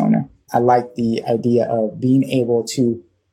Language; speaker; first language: English; native; English